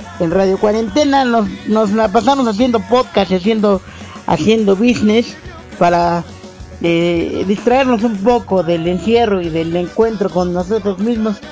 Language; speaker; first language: Spanish; native; Spanish